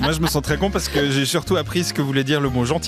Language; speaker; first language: French; native; French